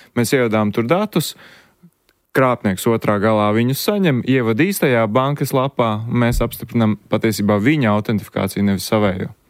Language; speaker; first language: Latvian; native; Latvian